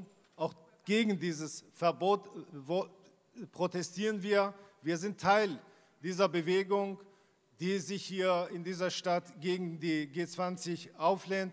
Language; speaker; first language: German; non-native, fluent; Kurdish